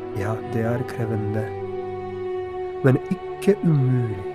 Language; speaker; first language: Norwegian; non-native, fluent; Polish